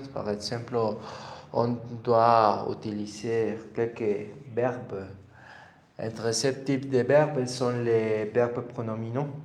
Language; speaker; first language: French; non-native, learner; Spanish